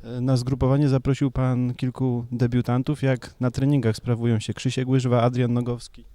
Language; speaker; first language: Polish; native; Polish